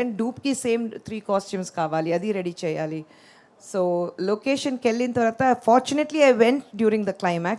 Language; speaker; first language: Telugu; non-native, local second language; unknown